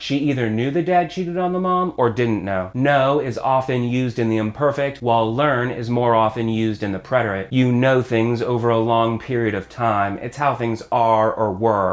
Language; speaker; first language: English; native; English